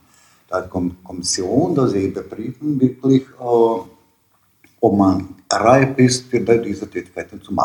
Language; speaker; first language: German; non-native, learner; Bosnian